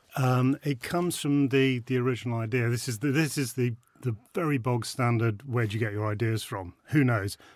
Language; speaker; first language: English; native; English